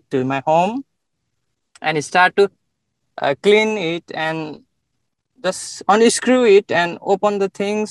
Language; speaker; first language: English; non-native, local second language; Nepali